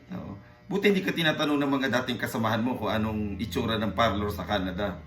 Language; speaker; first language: Filipino; native; Filipino